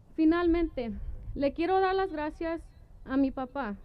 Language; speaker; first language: Spanish; early bilingual, heritage; Spanish